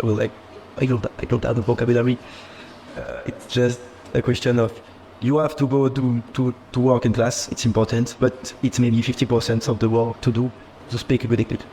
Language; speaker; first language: English; non-native, fluent; French